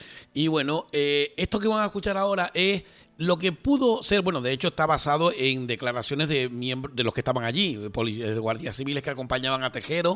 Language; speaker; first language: Spanish; native; Spanish